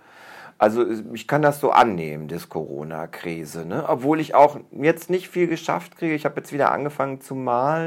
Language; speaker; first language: German; native; German